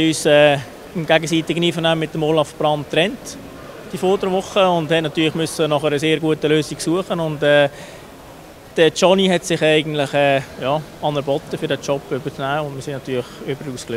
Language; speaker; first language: German; native; German